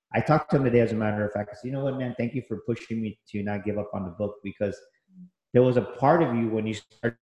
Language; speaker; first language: English; native; English